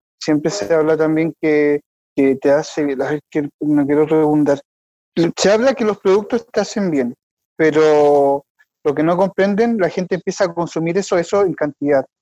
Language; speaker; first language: Spanish; native; Spanish